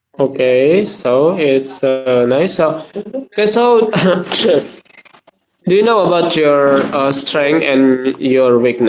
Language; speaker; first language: English; non-native, learner; Indonesian